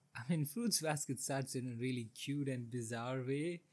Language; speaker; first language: English; non-native, local second language; Hindi